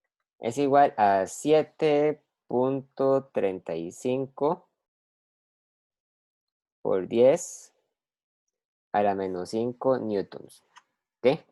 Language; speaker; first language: Spanish; native; Spanish